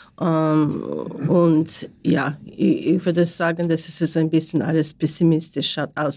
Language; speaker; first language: German; non-native, learner; Ukrainian